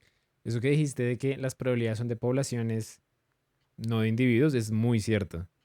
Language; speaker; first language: Spanish; native; Spanish